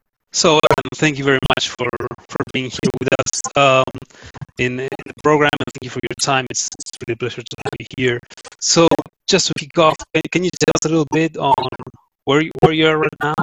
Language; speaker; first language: English; non-native, fluent; Spanish